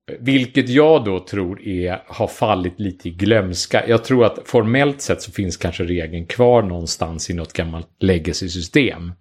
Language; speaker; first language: Swedish; native; Swedish